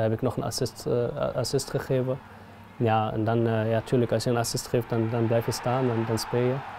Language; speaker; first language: Dutch; non-native, fluent; German